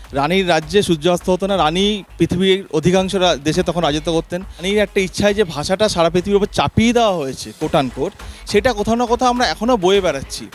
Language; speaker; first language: Bangla; native; Bangla